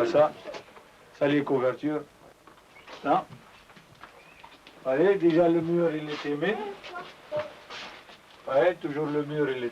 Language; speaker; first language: French; native; French